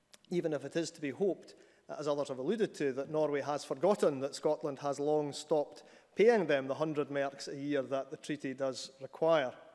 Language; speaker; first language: English; native; English